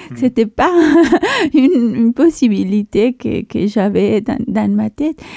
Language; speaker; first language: French; non-native, fluent; Spanish